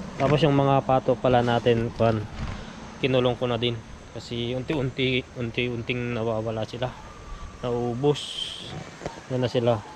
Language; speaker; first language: Filipino; non-native, local second language; Iloko